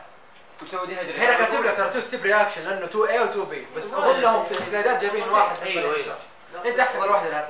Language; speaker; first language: Arabic; native; Arabic